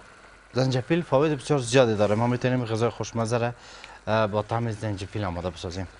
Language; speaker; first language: Persian; native; Persian